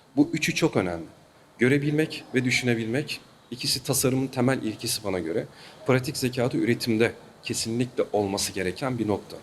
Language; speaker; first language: Turkish; native; Turkish